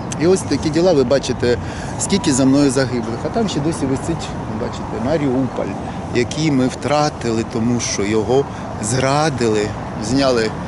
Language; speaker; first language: Ukrainian; native; Ukrainian